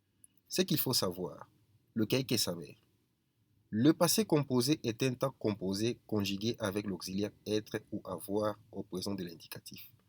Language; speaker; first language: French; non-native, fluent; Spanish